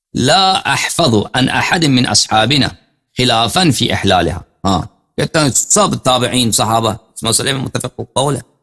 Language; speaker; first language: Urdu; non-native, fluent; Persian